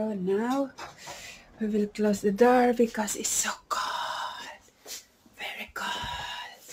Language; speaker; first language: English; non-native, local second language; Filipino